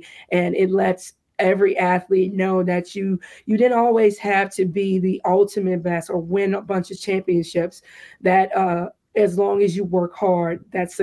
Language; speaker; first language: English; native; English